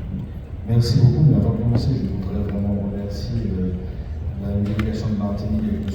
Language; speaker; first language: French; native; French